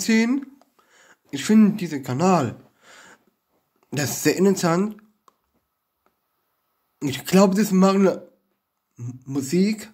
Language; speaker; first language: German; non-native, learner; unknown